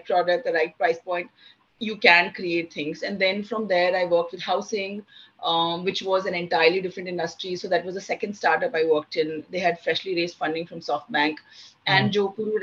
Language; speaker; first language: English; non-native, local second language; Hindi